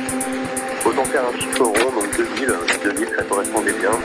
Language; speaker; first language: French; native; French